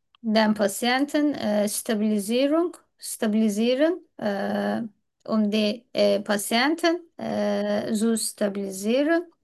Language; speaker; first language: German; non-native, learner; Turkish